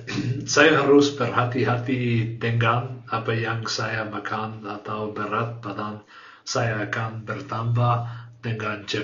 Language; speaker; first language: Indonesian; non-native, learner; English